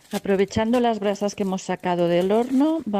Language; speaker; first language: Spanish; native; Spanish